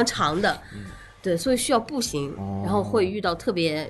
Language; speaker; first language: Chinese; native; Chinese